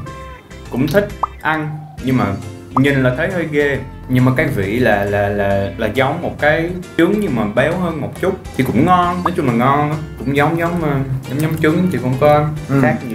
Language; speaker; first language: Vietnamese; non-native, fluent; English